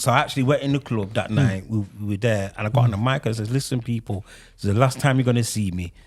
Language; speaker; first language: English; native; English